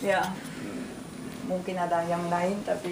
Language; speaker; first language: Indonesian; non-native, fluent; French